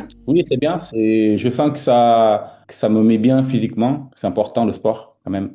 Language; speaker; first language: French; non-native, fluent; Portuguese